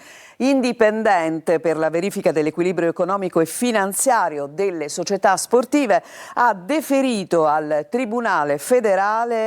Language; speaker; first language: Italian; native; Italian